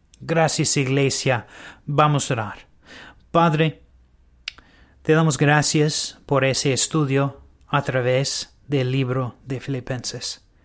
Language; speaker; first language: Spanish; non-native, learner; English